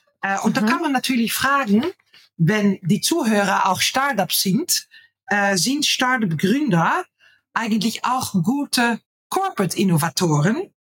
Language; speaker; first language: German; non-native, fluent; Dutch